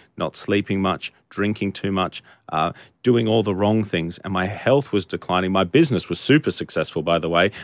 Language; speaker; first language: English; native; English